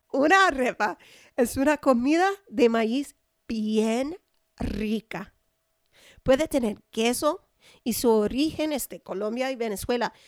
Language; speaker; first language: Spanish; non-native, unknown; English